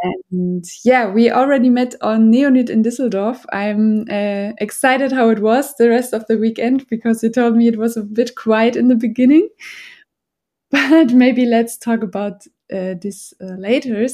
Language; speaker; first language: English; non-native, fluent; German